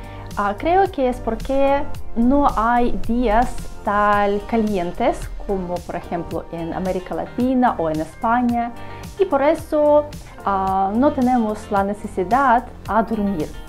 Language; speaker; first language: Spanish; non-native, learner; Russian